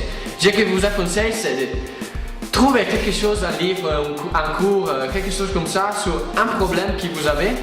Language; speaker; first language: French; non-native, fluent; Italian